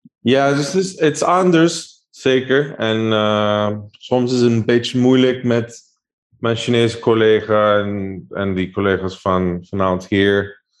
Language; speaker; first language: Dutch; non-native, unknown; Spanish